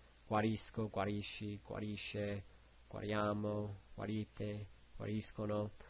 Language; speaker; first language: Italian; non-native, learner; English